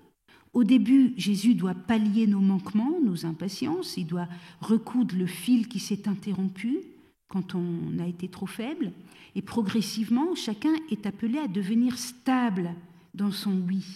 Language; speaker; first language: French; native; French